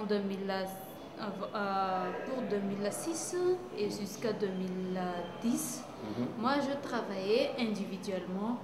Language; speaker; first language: French; non-native, local second language; Malagasy